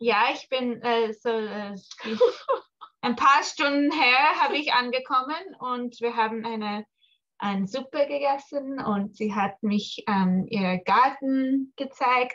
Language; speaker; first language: German; early bilingual, heritage; English